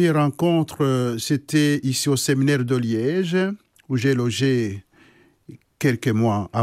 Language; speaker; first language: French; non-native, local second language; Kinyarwanda